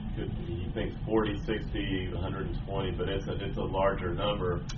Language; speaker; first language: English; native; English